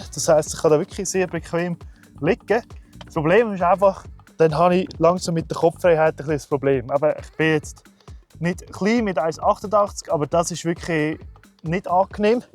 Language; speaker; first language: German; native; German